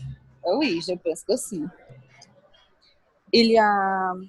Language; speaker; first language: French; non-native, learner; Portuguese